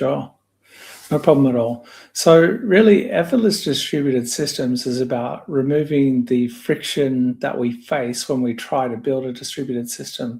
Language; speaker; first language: English; native; English